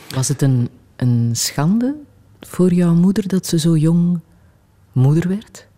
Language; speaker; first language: Dutch; native; Dutch